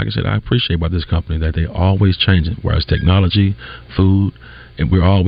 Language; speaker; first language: English; native; English